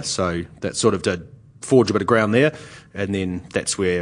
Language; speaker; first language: English; native; English